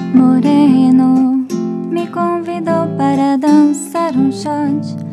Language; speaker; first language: Latvian; non-native, fluent; Portuguese